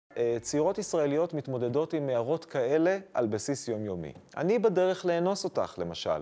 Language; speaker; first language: Hebrew; native; Hebrew